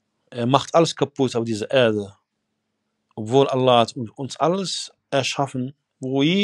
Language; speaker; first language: German; non-native, fluent; Arabic